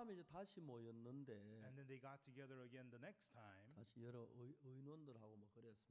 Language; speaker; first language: Korean; native; Korean